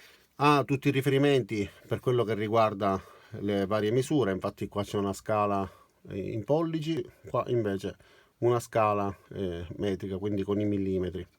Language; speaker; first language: Italian; native; Italian